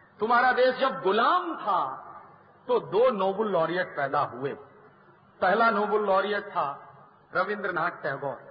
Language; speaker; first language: Hindi; native; Hindi